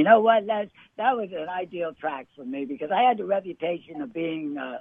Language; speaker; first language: English; native; English